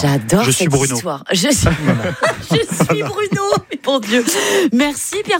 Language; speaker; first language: French; native; French